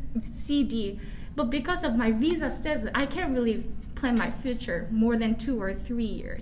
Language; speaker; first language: English; non-native, fluent; Korean